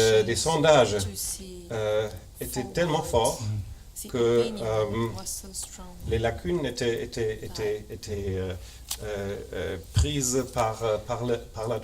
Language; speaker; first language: French; non-native, fluent; German